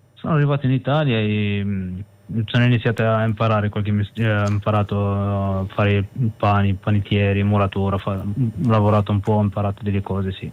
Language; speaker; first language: Italian; non-native, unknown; Arabic